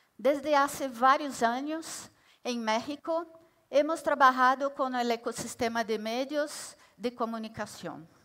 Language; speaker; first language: Spanish; non-native, fluent; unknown